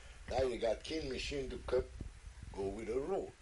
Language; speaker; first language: English; early bilingual, other home language; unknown